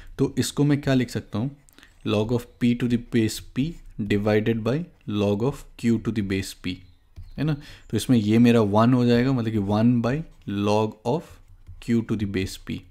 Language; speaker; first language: Hindi; native; Hindi